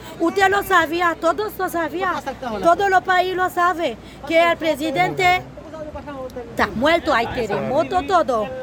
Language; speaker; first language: Spanish; non-native, learner; Haitian Creole